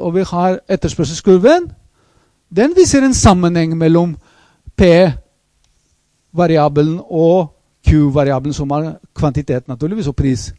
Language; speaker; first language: Norwegian; non-native, fluent; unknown